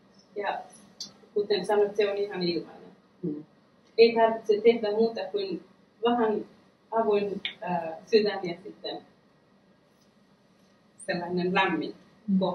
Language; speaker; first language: Finnish; non-native, fluent; Persian